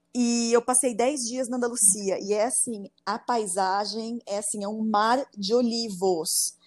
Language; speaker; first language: Portuguese; native; Portuguese